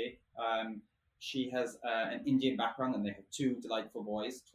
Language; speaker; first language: English; native; English